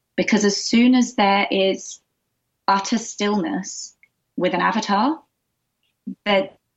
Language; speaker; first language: English; native; English